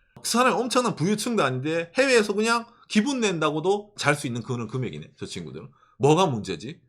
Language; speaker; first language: Korean; native; Korean